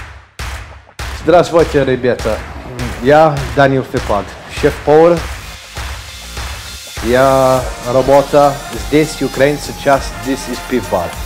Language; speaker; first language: Russian; non-native, learner; English